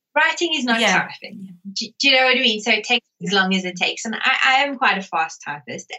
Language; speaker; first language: English; native; English